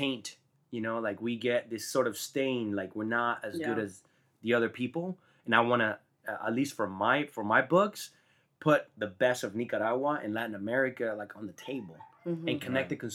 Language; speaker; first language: English; non-native, fluent; Spanish